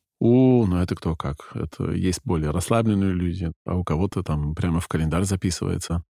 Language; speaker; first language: Russian; non-native, fluent; Dutch